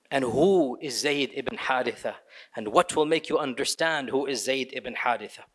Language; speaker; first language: English; early bilingual, other home language; Urdu